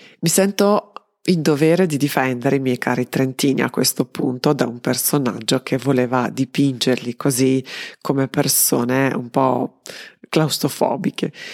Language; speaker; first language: Italian; non-native, fluent; Serbian